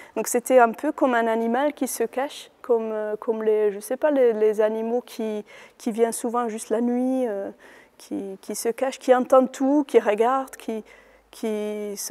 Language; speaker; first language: French; non-native, fluent; Hungarian